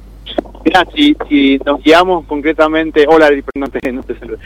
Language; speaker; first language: Spanish; native; Spanish